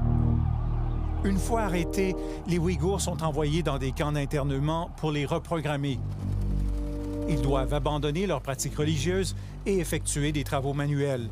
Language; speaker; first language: French; native; French